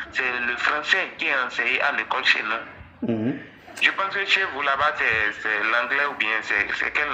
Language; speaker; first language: French; non-native, local second language; Fon